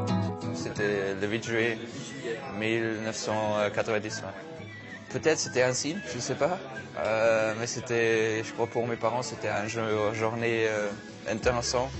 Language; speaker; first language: French; non-native, fluent; German